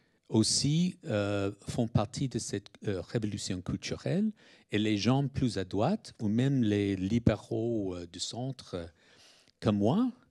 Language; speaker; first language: French; non-native, fluent; English